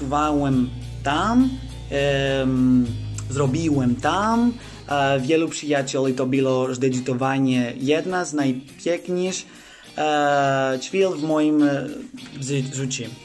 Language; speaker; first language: Polish; non-native, learner; Greek